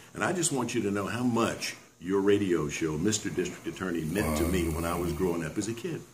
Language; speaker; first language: English; native; English